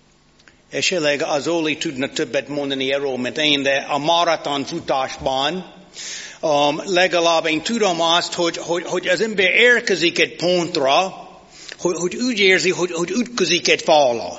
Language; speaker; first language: Hungarian; non-native, fluent; English